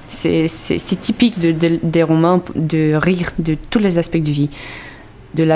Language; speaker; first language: French; non-native, fluent; Romanian